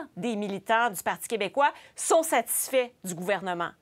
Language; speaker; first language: French; native; French